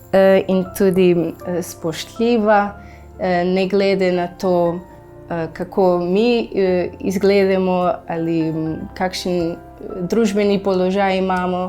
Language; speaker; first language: Slovenian; non-native, learner; Portuguese